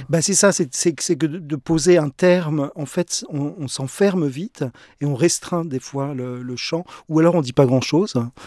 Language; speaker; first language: French; native; French